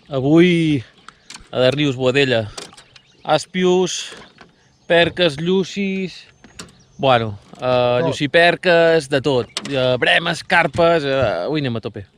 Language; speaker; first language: Catalan; native; Catalan